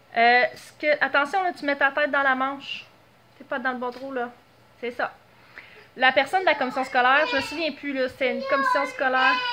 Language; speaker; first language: French; native; French